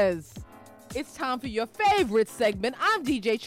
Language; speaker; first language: English; native; English